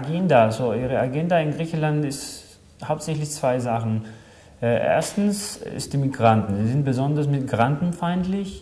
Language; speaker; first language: German; non-native, fluent; Greek